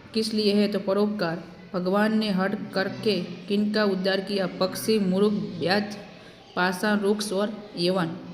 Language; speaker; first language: Hindi; non-native, local second language; Gujarati